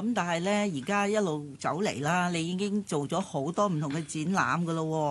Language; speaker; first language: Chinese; non-native, local second language; Cantonese